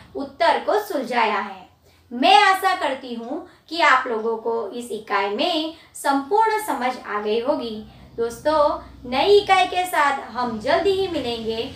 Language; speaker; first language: Hindi; non-native, local second language; Gujarati